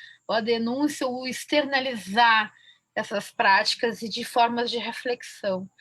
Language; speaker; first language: Portuguese; native; Portuguese